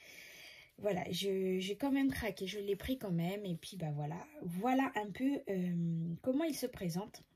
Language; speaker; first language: French; native; French